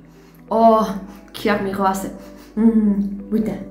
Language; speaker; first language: Romanian; non-native, learner; Dutch